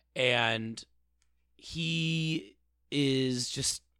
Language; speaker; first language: English; native; English